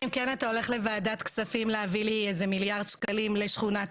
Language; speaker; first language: Hebrew; native; Hebrew